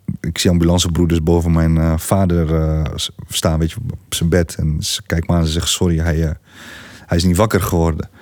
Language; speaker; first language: Dutch; early bilingual, other home language; Greek